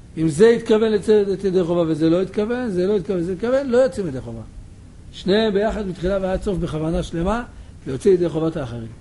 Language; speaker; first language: Hebrew; native; Hebrew